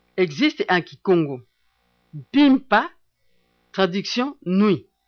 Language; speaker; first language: French; non-native, local second language; Kongo